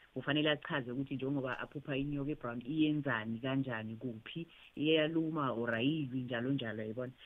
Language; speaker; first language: Zulu; non-native, local second language; South Ndebele